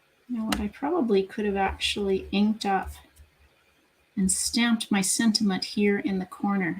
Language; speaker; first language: English; native; English